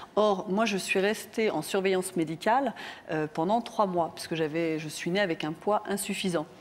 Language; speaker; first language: French; native; French